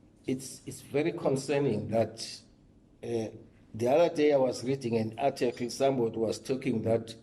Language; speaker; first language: English; non-native, local second language; Swati